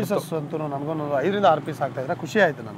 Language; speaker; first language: Kannada; native; Kannada